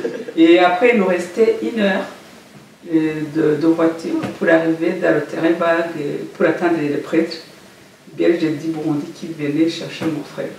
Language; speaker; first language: French; non-native, local second language; Kinyarwanda